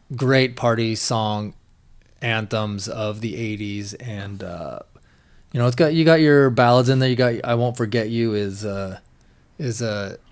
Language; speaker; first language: English; native; English